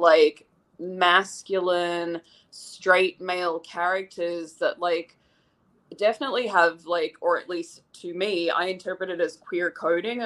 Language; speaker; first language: English; native; English